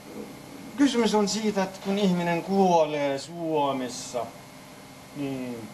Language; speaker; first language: Finnish; non-native, learner; Arabic